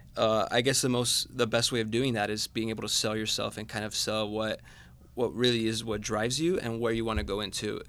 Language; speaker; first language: English; non-native, fluent; Spanish